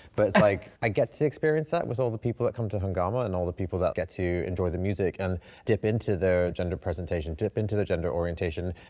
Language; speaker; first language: English; native; English